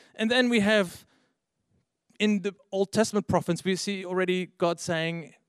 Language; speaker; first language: English; non-native, fluent; Dutch